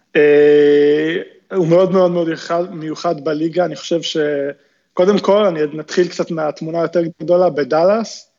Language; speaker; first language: Hebrew; native; Hebrew